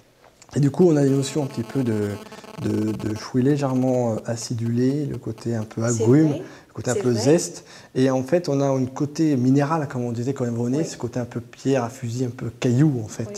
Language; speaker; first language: French; native; French